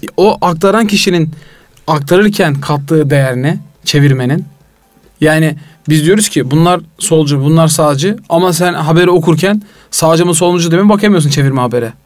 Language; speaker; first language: Turkish; native; Turkish